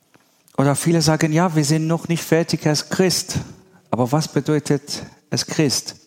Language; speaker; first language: German; non-native, learner; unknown